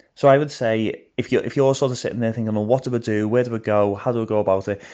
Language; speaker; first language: English; native; English